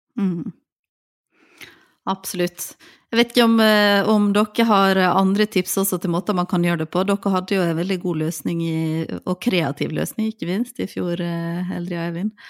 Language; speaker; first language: Norwegian; native; Norwegian